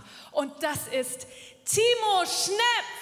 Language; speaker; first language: German; native; German